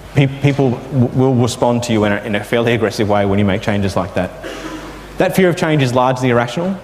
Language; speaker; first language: English; native; English